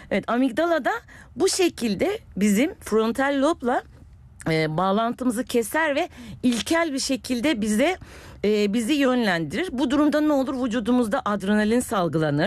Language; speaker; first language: Turkish; native; Turkish